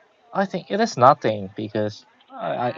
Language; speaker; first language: English; non-native, learner; Korean